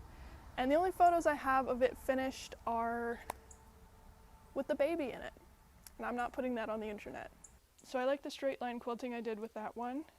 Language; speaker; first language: English; native; English